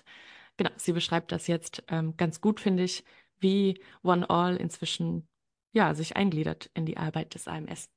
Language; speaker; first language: German; native; German